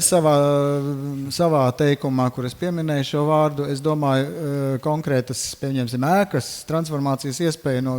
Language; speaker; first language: Latvian; native; Latvian